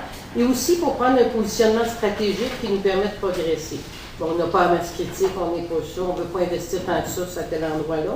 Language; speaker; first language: French; native; French